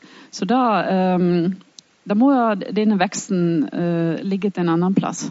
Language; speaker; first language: Norwegian; non-native, fluent; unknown